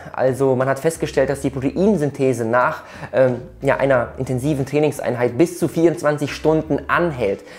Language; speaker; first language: German; early bilingual, other home language; Polish